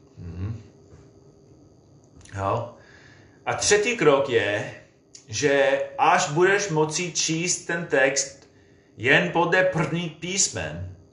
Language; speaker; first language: Czech; non-native, fluent; English